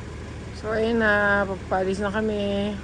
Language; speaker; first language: Filipino; native; Filipino